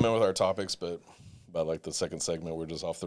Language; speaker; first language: English; native; English